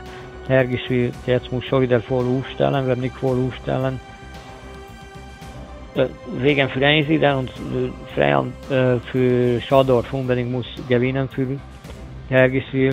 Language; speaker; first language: German; non-native, learner; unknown